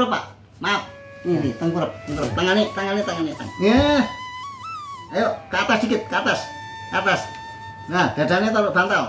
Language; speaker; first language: Indonesian; non-native, local second language; Javanese